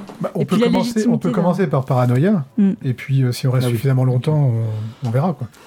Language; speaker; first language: French; native; French